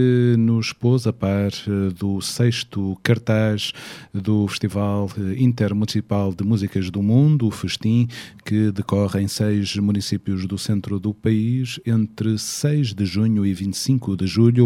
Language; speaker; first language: Portuguese; native; Portuguese